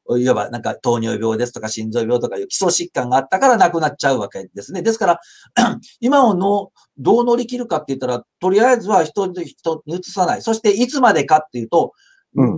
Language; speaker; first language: Japanese; native; Japanese